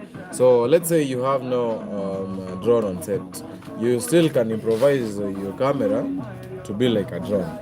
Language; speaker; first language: English; non-native, local second language; Swahili